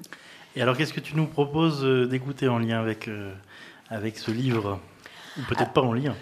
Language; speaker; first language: French; native; French